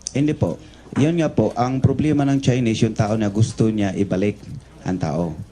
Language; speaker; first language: Filipino; non-native, local second language; Cebuano